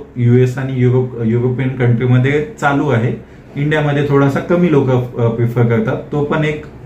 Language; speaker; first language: Marathi; native; Marathi